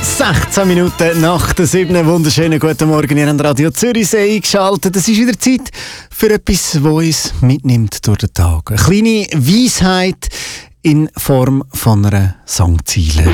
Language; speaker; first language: German; native; German